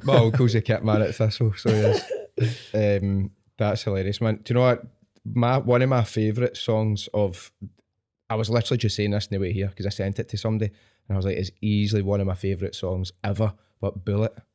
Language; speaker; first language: English; native; English